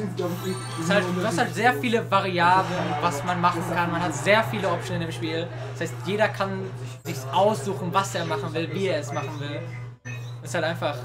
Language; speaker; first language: German; native; German